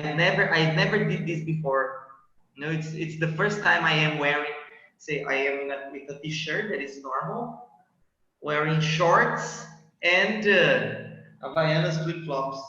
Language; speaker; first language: English; non-native, fluent; Portuguese